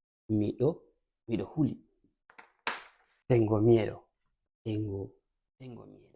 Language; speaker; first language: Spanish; non-native, fluent; Fula